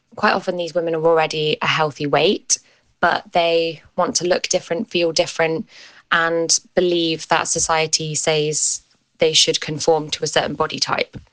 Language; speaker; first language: English; native; English